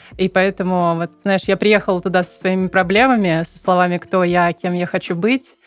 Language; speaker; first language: Russian; non-native, local second language; Tatar